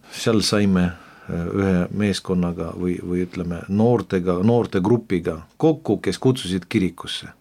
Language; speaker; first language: Estonian; non-native, local second language; Russian